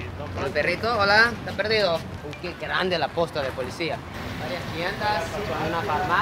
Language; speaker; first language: Spanish; non-native, fluent; Japanese